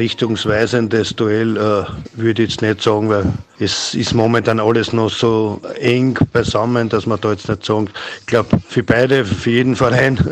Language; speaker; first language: German; native; German